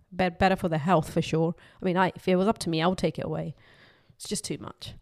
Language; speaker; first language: English; non-native, local second language; Urdu